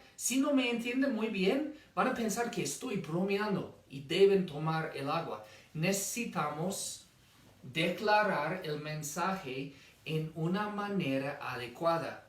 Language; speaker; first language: Spanish; non-native, fluent; English